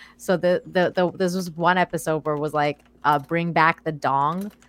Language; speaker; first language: English; early bilingual, other home language; Persian